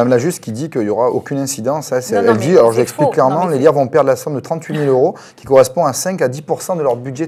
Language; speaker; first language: French; native; French